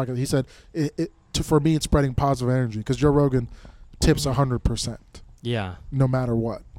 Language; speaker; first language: English; native; English